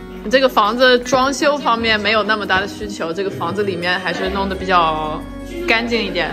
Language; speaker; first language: Chinese; non-native, fluent; English